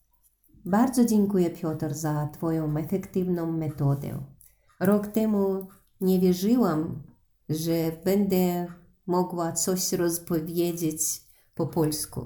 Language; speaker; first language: Polish; non-native, learner; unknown